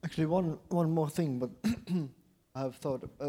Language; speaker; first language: English; non-native, fluent; Estonian